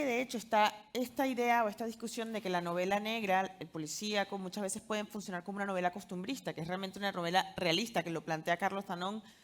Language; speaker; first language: Spanish; native; Spanish